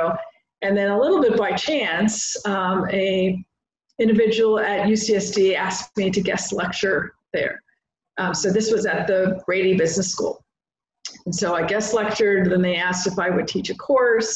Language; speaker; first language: English; native; English